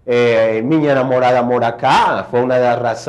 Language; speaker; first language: Portuguese; non-native, fluent; Spanish